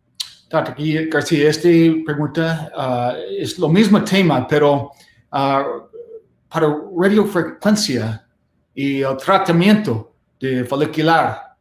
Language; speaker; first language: Spanish; non-native, learner; English